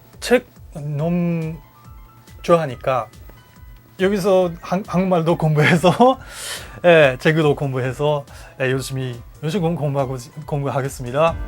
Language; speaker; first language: Korean; non-native, learner; Japanese